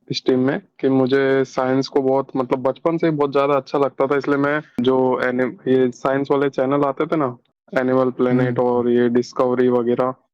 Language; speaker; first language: Hindi; native; Hindi